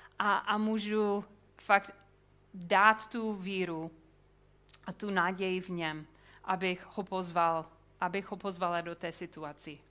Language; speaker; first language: Czech; non-native, fluent; English